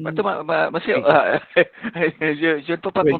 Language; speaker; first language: French; non-native, fluent; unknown